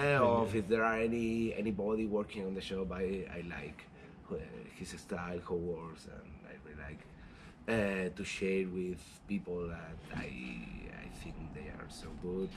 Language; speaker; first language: English; non-native, learner; Spanish